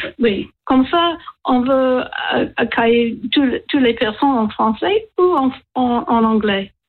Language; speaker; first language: French; non-native, learner; English